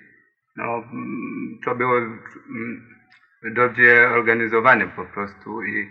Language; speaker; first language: Polish; non-native, learner; Swahili